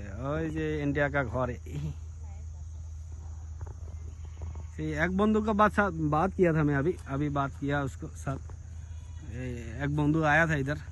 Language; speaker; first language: Hindi; non-native, learner; Bangla